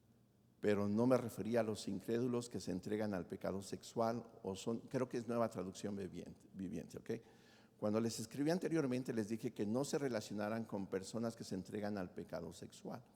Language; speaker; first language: Spanish; native; Spanish